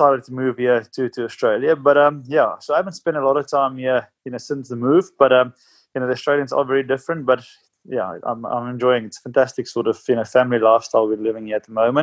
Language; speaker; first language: English; non-native, local second language; Afrikaans